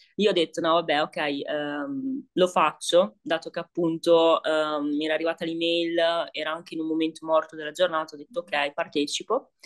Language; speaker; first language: Italian; native; Italian